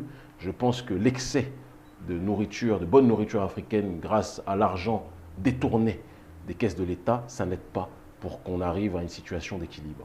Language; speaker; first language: French; native; French